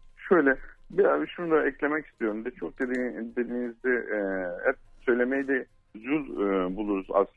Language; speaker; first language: Turkish; native; Turkish